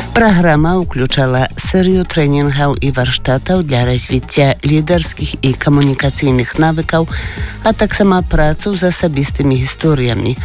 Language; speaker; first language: Belarusian; native; Belarusian